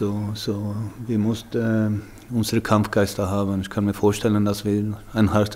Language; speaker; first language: German; non-native, fluent; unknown